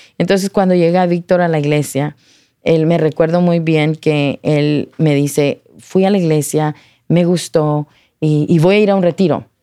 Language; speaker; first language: Spanish; early bilingual, heritage; Spanish